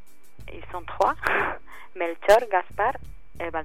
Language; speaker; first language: French; non-native, learner; Spanish